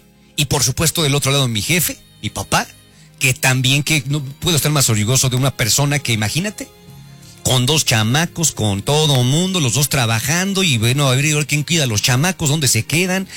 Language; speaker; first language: Spanish; native; Spanish